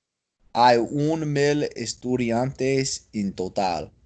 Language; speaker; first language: Spanish; non-native, learner; English